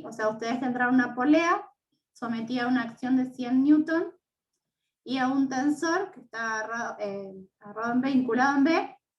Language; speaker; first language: Spanish; native; Spanish